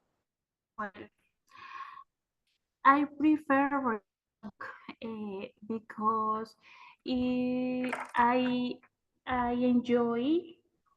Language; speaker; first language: English; non-native, learner; Spanish